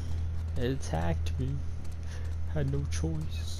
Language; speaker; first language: English; native; English